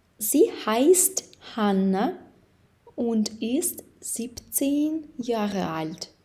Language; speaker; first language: German; non-native, fluent; Ukrainian